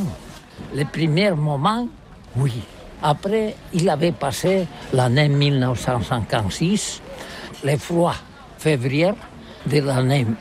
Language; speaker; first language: French; non-native, learner; Catalan